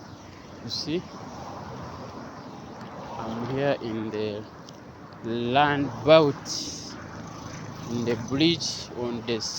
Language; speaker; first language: English; non-native, learner; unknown